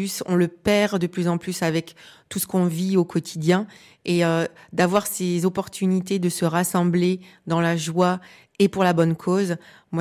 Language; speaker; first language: French; native; French